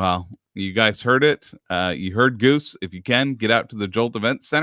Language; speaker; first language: English; native; English